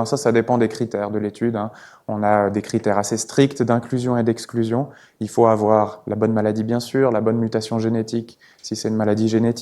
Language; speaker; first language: French; native; French